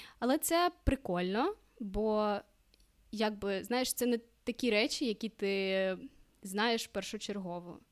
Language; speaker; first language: Ukrainian; non-native, local second language; Russian